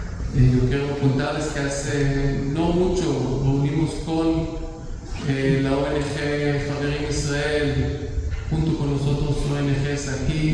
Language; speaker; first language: Spanish; non-native, fluent; Hebrew